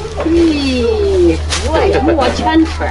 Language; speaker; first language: Chinese; native; Chinese